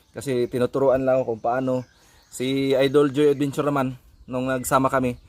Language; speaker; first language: Filipino; non-native, local second language; Cebuano